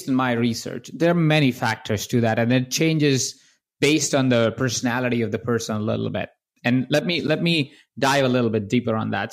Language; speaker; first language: English; non-native, local second language; Hindi